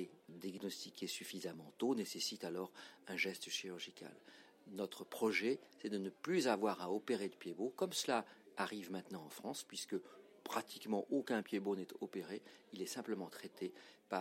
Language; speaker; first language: French; native; French